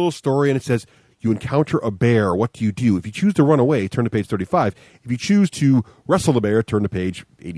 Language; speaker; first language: English; native; English